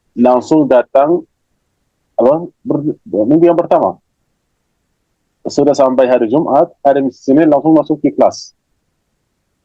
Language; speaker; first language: Indonesian; non-native, fluent; Arabic